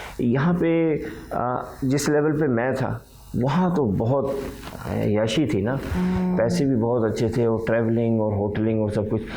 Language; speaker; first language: Urdu; early bilingual, heritage; Urdu